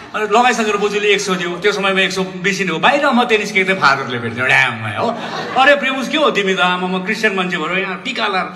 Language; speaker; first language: Nepali; native; Nepali